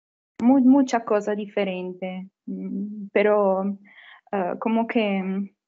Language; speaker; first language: Spanish; non-native, fluent; Italian